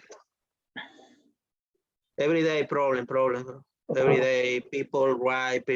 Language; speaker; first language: English; non-native, learner; Spanish